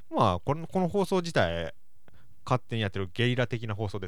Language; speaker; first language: Japanese; native; Japanese